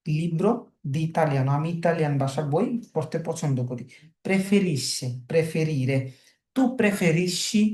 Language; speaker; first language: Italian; non-native, fluent; Bangla